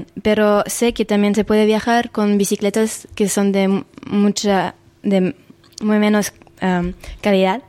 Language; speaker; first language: Spanish; non-native, fluent; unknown